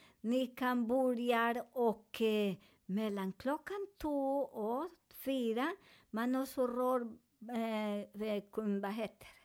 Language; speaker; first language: Swedish; non-native, learner; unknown